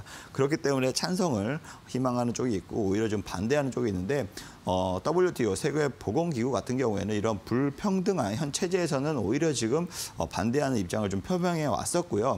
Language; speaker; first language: Korean; native; Korean